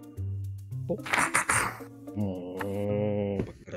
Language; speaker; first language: Japanese; non-native, learner; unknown